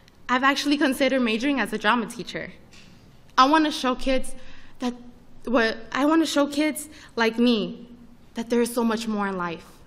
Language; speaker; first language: English; early bilingual, other home language; Spanish